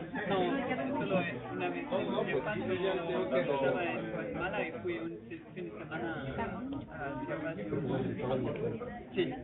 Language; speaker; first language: Spanish; non-native, fluent; German